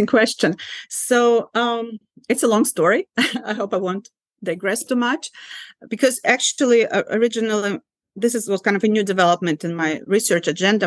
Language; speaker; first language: English; non-native, fluent; Ukrainian